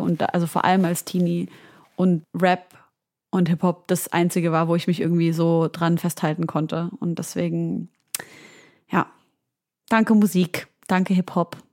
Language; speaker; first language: German; native; German